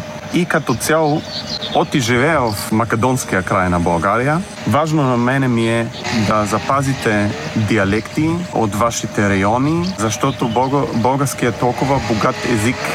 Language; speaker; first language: Bulgarian; non-native, fluent; German